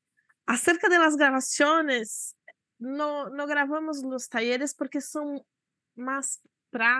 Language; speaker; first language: Spanish; non-native, fluent; Portuguese